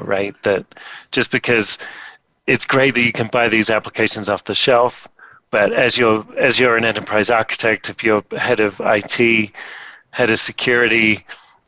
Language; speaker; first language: English; native; English